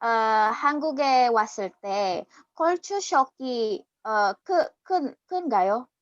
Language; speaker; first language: Korean; non-native, learner; Indonesian